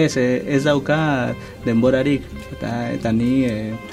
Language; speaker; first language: Basque; non-native, learner; Spanish